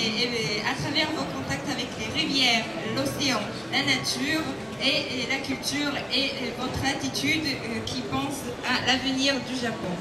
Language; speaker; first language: French; non-native, learner; Japanese